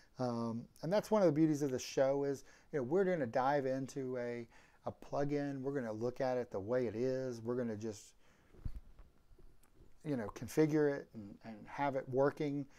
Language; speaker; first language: English; native; English